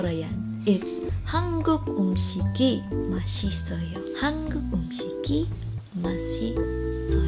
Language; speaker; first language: Korean; non-native, learner; Filipino